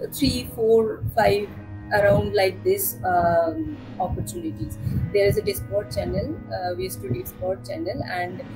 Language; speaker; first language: English; non-native, local second language; Bangla